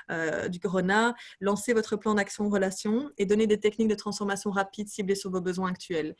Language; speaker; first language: French; native; French